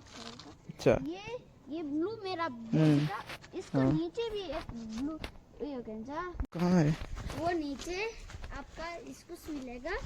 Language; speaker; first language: Hindi; non-native, local second language; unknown